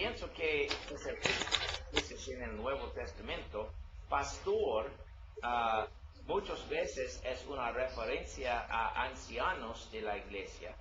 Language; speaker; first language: Spanish; non-native, learner; English